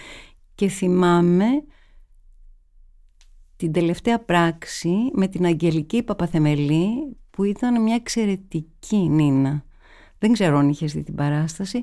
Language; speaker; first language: Greek; native; Greek